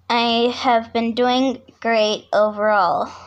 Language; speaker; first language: English; native; English